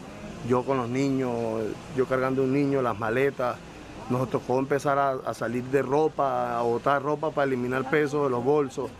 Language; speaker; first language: Spanish; native; Spanish